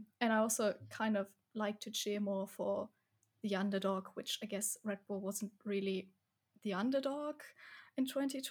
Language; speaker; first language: English; non-native, fluent; German